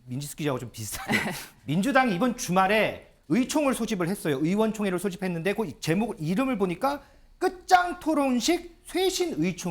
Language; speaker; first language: Korean; native; Korean